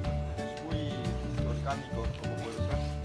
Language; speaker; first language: Spanish; non-native, learner; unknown